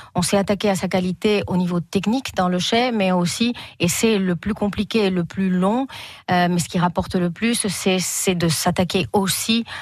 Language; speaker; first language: French; non-native, fluent; Spanish